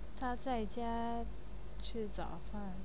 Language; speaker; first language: Chinese; non-native, learner; Japanese